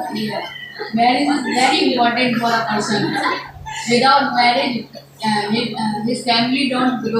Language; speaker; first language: English; non-native, learner; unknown